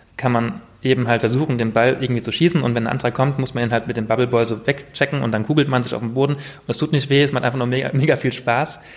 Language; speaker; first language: German; native; German